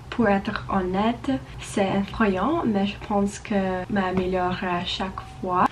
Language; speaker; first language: French; non-native, learner; Russian